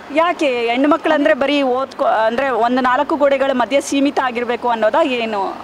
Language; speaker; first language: Kannada; native; Kannada